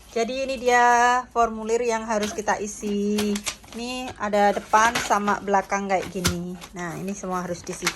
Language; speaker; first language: Indonesian; native; Indonesian